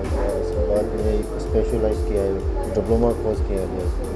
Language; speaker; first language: Hindi; non-native, learner; Tibetan